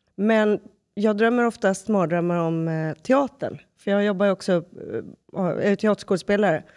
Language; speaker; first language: Swedish; native; Swedish